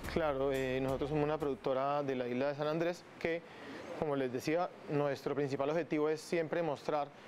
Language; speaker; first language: Spanish; non-native, local second language; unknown